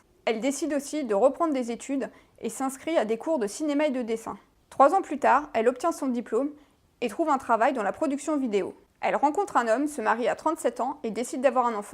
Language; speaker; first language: French; native; French